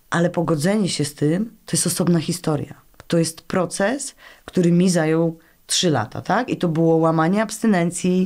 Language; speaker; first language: Polish; native; Polish